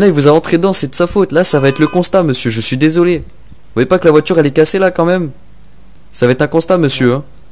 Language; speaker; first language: French; native; French